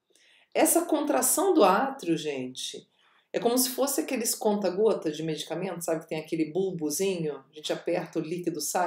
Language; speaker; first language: Portuguese; native; Portuguese